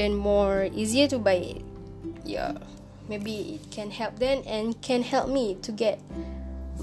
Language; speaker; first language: English; non-native, local second language; Malay